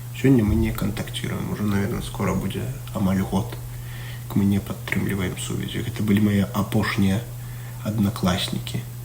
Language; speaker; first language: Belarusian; non-native, local second language; Russian